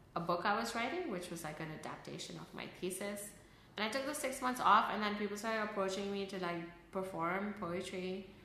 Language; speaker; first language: English; early bilingual, other home language; Urdu